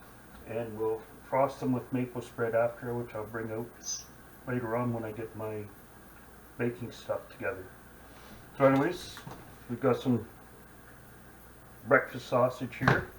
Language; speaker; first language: English; native; English